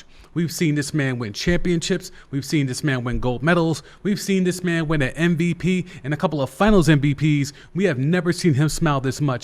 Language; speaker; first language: English; native; English